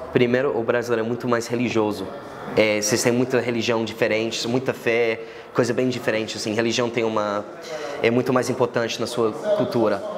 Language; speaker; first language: Portuguese; non-native, fluent; English